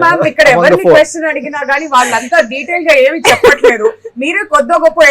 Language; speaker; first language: Telugu; native; Telugu